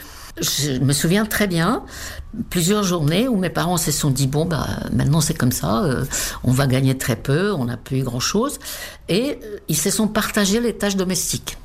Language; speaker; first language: French; non-native, fluent; Czech